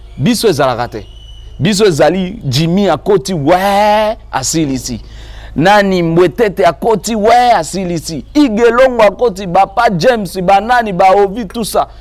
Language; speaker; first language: Lingala; non-native, local second language; Swahili